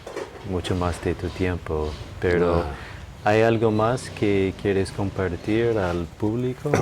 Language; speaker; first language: Spanish; non-native, fluent; English